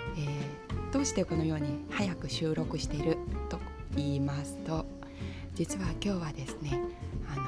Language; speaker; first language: Japanese; non-native, fluent; Chinese